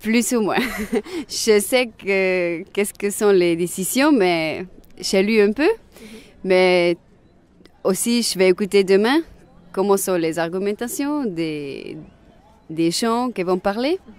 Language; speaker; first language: French; non-native, local second language; Swiss German